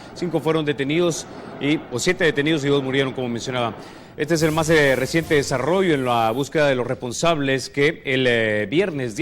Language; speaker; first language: Spanish; native; Spanish